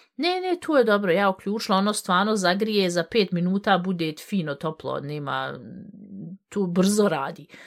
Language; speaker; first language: Bosnian; early bilingual, heritage; Bosnian